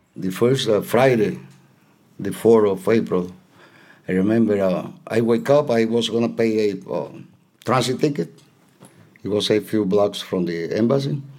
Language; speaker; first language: English; non-native, fluent; Spanish